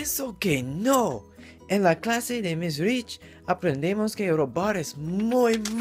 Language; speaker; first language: Spanish; non-native, learner; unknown